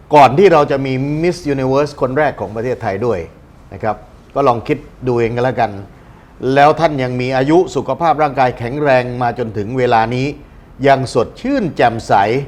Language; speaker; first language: Thai; native; Thai